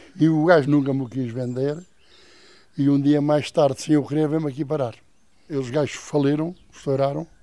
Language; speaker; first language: Portuguese; native; Portuguese